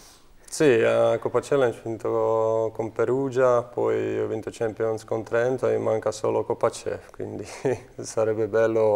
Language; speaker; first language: Italian; non-native, fluent; Czech